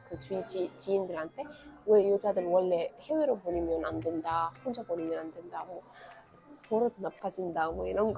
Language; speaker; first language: Korean; non-native, fluent; Arabic